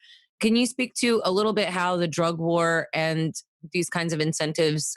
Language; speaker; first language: English; native; English